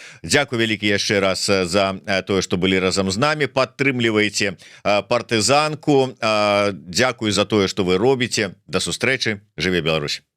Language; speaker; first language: Belarusian; non-native, local second language; Russian